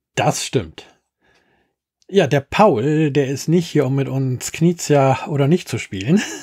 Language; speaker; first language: German; native; German